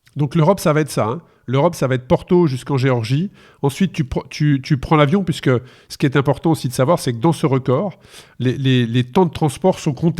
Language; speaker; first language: French; native; French